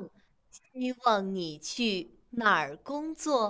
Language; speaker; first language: Chinese; non-native, learner; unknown